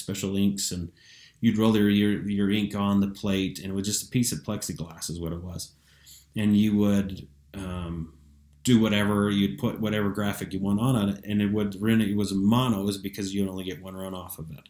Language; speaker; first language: English; native; English